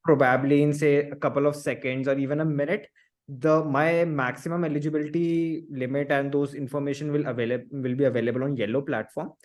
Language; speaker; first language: English; non-native, local second language; Hindi